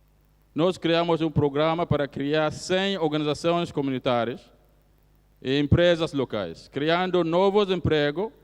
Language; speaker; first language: Portuguese; non-native, fluent; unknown